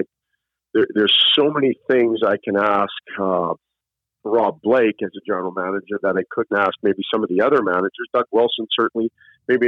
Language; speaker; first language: English; native; English